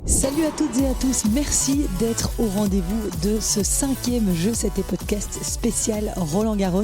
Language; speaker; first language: French; native; French